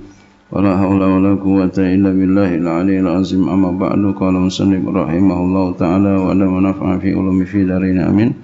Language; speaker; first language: Arabic; non-native, fluent; Indonesian